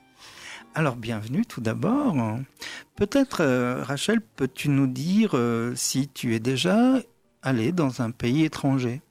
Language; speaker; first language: French; native; French